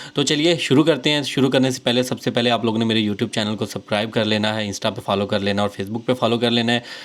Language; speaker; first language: Urdu; non-native, local second language; Punjabi